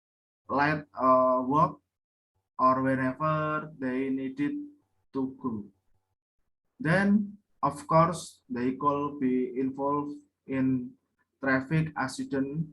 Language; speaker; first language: English; non-native, learner; Indonesian